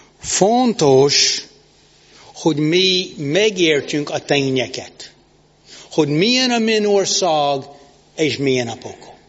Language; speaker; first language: Hungarian; non-native, learner; English